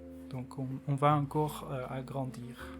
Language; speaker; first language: French; non-native, local second language; Dutch